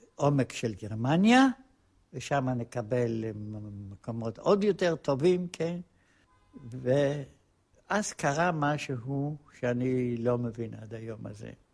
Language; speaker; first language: Hebrew; non-native, fluent; Polish